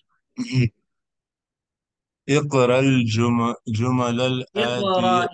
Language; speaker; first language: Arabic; non-native, learner; Urdu